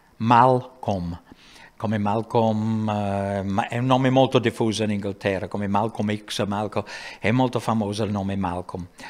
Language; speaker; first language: Italian; non-native, fluent; English